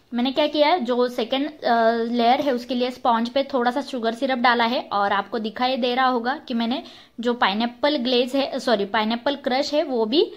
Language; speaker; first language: Hindi; non-native, local second language; Marathi